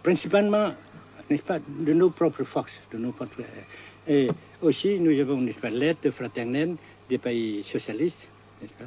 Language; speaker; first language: French; non-native, local second language; Vietnamese